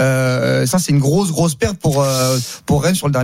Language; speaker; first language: French; native; French